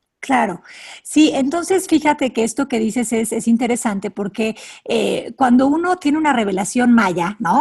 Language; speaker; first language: Spanish; native; Spanish